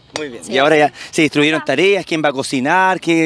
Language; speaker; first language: Spanish; native; Spanish